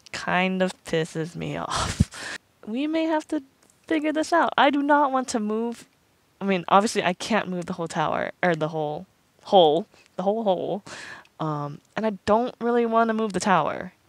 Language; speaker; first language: English; native; English